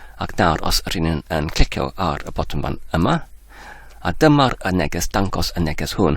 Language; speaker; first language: Welsh; non-native, learner; English